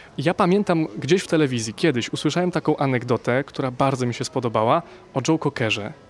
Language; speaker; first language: Polish; native; Polish